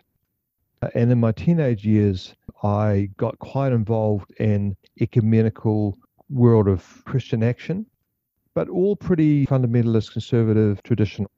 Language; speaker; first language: English; native; English